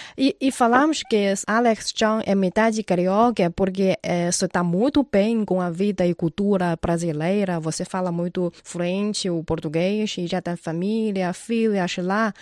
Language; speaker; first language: Portuguese; non-native, fluent; Chinese